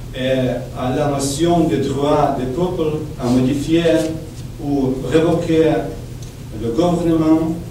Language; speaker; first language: French; non-native, fluent; Ukrainian